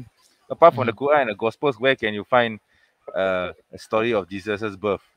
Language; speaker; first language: English; non-native, local second language; Malay